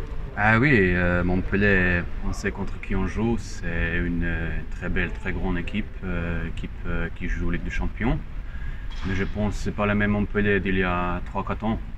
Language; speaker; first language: French; non-native, fluent; Croatian